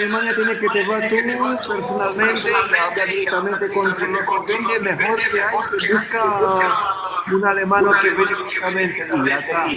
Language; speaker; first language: Spanish; non-native, learner; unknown